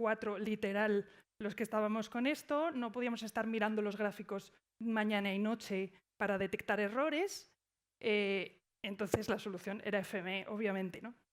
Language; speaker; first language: Spanish; native; Spanish